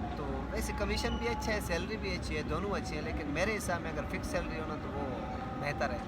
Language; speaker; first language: Urdu; non-native, local second language; Saraiki